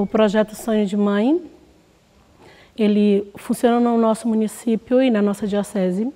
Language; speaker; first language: Portuguese; native; Portuguese